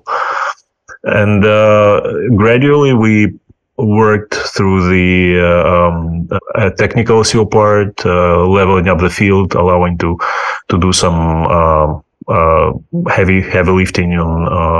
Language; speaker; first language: English; non-native, fluent; Ukrainian